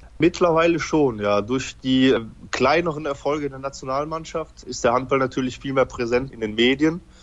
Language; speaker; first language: German; early bilingual, other home language; Polish